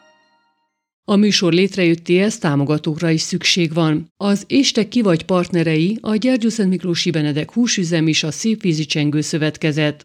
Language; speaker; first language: Hungarian; native; Hungarian